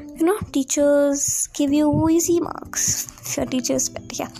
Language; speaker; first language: English; non-native, local second language; Kannada